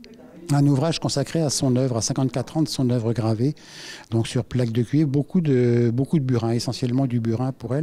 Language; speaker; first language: French; native; French